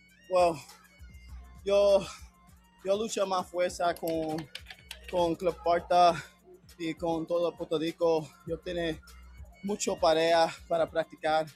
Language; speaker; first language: Spanish; non-native, learner; English